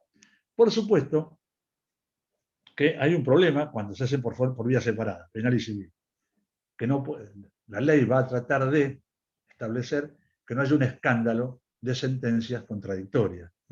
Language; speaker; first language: Spanish; native; Spanish